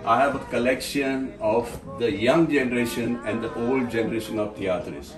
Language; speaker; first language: English; non-native, local second language; Konkani